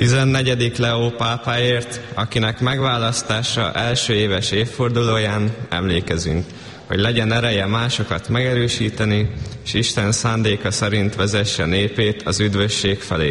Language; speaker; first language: Hungarian; native; Hungarian